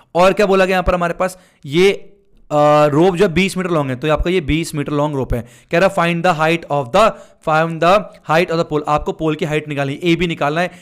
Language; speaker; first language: Hindi; native; Hindi